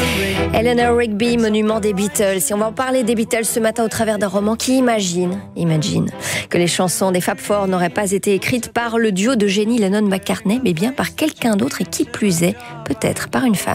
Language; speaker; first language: French; native; French